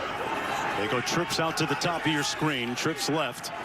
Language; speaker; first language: English; native; English